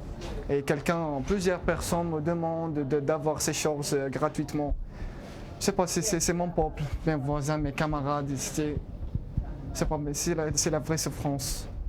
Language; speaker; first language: French; non-native, learner; Arabic